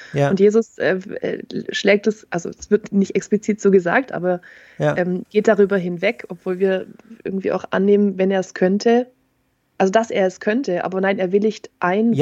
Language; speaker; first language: German; native; German